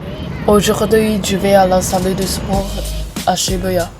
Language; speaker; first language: French; non-native, learner; Japanese